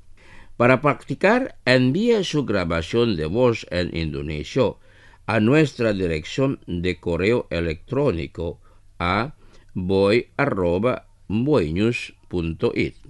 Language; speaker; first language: Spanish; non-native, fluent; Indonesian